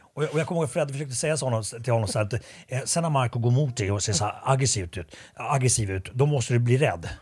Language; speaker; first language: Swedish; native; Swedish